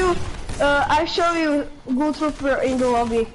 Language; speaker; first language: English; non-native, learner; Slovak